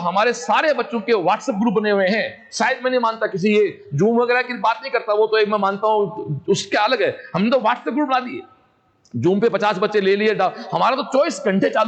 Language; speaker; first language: Hindi; native; Hindi